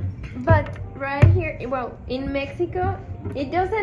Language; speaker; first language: English; non-native, learner; Spanish